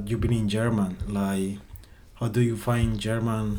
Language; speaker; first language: English; non-native, learner; Spanish